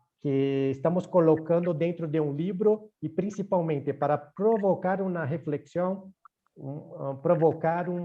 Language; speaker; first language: Spanish; non-native, fluent; Portuguese